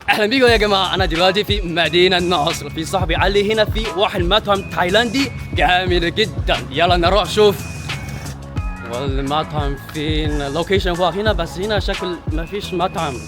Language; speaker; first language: Arabic; non-native, fluent; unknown